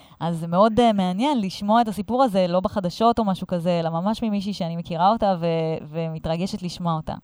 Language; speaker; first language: Hebrew; native; Hebrew